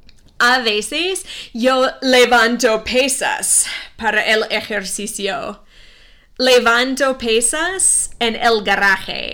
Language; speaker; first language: Spanish; non-native, fluent; English